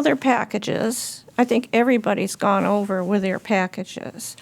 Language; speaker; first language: English; native; English